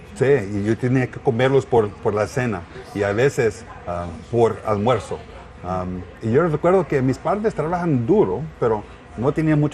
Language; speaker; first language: Spanish; non-native, learner; English